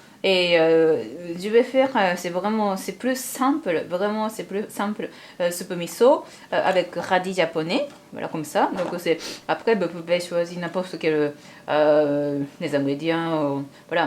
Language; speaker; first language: French; non-native, fluent; Japanese